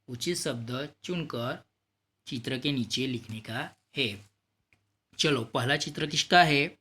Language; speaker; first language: Hindi; non-native, local second language; Gujarati